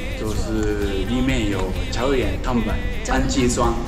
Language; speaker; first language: Chinese; non-native, learner; Japanese